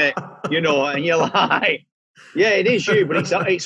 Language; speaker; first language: English; native; English